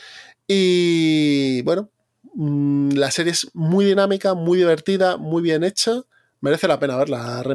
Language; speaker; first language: Spanish; native; Spanish